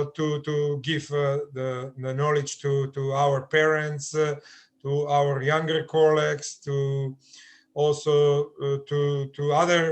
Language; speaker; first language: English; non-native, fluent; Macedonian